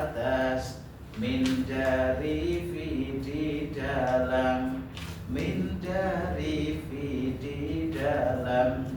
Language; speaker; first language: Indonesian; native; Indonesian